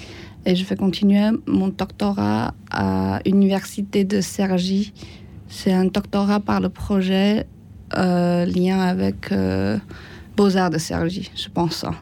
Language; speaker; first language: French; non-native, learner; Chinese